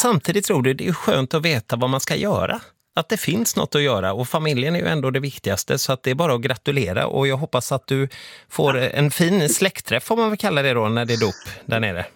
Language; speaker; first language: Swedish; native; Swedish